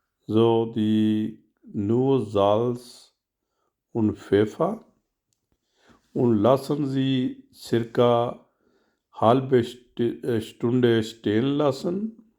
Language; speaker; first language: German; non-native, learner; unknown